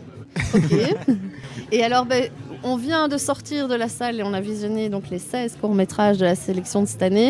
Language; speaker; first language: French; native; French